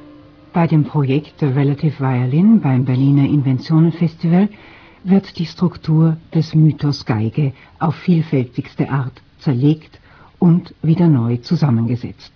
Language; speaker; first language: German; native; German